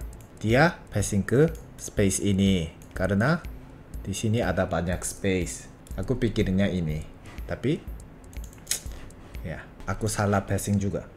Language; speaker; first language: Indonesian; non-native, fluent; Korean